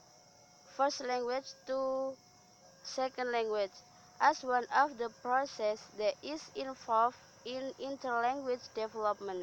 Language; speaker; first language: English; non-native, learner; Indonesian